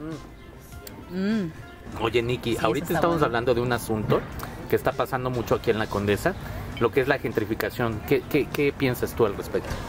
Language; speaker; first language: Spanish; native; Spanish